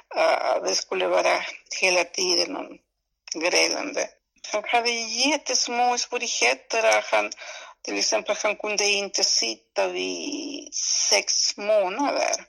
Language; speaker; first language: Swedish; non-native, fluent; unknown